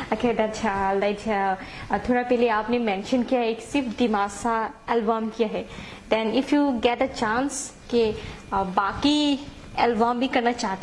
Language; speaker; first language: Hindi; non-native, local second language; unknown